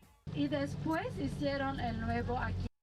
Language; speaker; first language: Spanish; non-native, fluent; Arabic